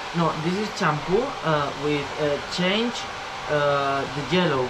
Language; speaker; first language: English; non-native, learner; Spanish